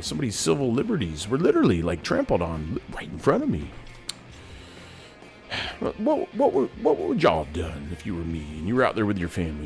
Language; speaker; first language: English; native; English